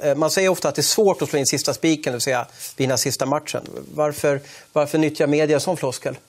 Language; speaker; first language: Swedish; native; Swedish